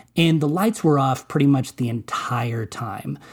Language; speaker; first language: English; native; English